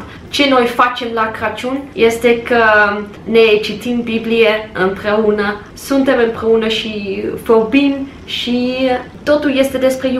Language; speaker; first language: Romanian; non-native, learner; English